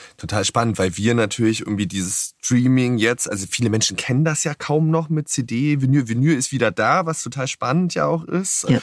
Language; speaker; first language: German; native; German